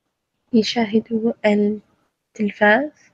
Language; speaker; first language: Arabic; non-native, learner; English